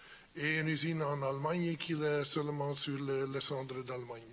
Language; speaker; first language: French; non-native, fluent; Dutch